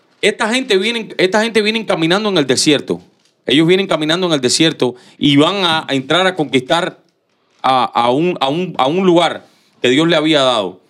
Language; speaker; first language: Spanish; native; Spanish